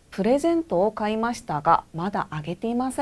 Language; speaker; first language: Japanese; non-native, fluent; Korean